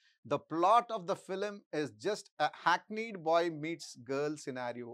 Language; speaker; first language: English; non-native, local second language; Telugu